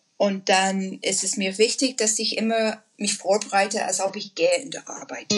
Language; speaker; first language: German; non-native, learner; English